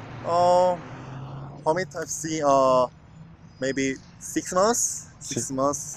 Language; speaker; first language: English; non-native, learner; Korean